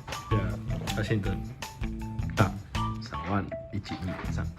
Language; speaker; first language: Japanese; non-native, learner; Filipino